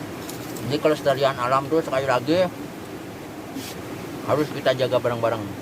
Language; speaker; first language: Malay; non-native, local second language; Sundanese